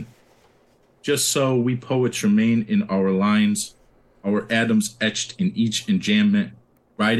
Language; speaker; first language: English; native; English